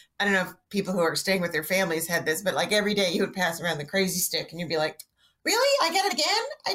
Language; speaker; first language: English; native; English